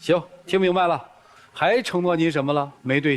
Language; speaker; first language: Chinese; native; Chinese